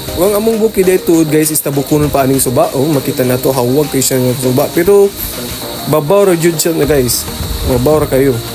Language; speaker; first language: Cebuano; native; Cebuano